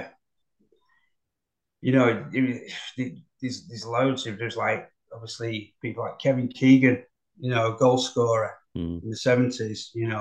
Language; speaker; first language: English; native; English